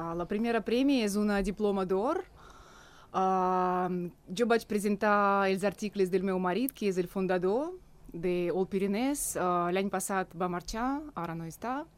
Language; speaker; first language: Catalan; non-native, fluent; Russian